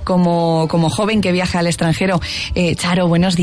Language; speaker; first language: Spanish; native; Spanish